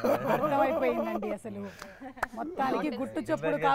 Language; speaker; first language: Telugu; native; Telugu